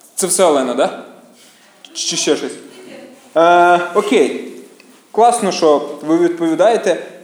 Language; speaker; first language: Ukrainian; native; Ukrainian